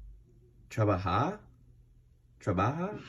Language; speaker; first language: Spanish; non-native, learner; English